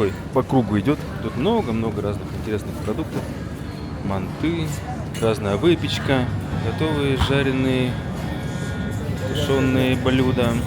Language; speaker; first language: Russian; native; Russian